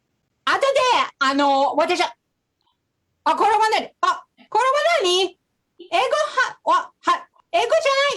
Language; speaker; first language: Japanese; non-native, learner; English